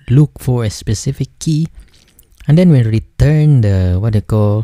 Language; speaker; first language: English; non-native, local second language; Filipino